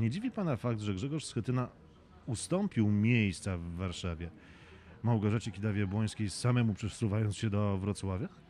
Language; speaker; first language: Polish; native; Polish